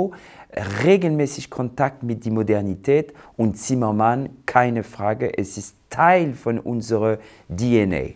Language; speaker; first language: German; non-native, fluent; French